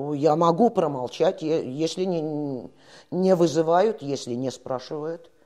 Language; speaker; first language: Russian; native; Russian